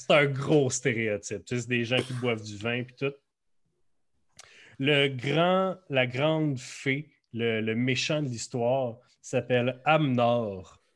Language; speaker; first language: French; native; French